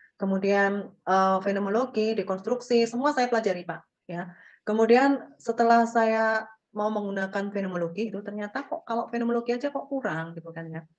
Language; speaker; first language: Indonesian; native; Indonesian